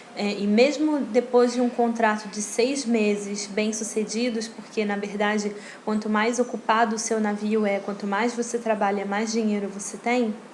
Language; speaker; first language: Portuguese; native; Portuguese